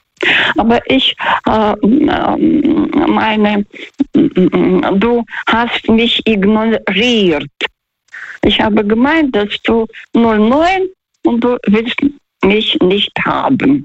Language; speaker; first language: German; non-native, fluent; Russian